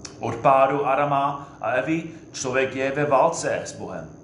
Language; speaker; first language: Czech; non-native, fluent; English